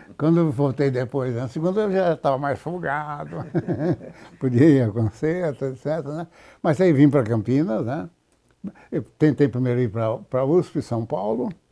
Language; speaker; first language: Portuguese; native; Portuguese